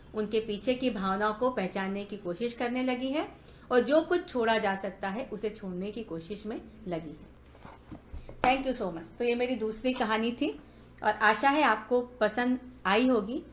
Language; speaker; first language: Hindi; native; Hindi